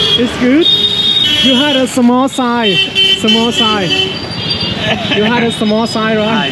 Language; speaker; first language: English; non-native, learner; Vietnamese